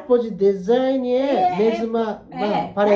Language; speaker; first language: Portuguese; non-native, learner; Japanese